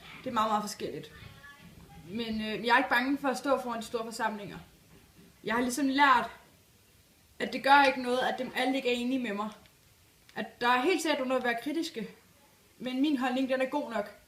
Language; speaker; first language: Danish; native; Danish